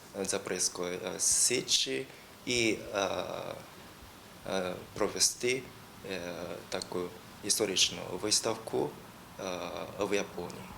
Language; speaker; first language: Ukrainian; non-native, learner; Japanese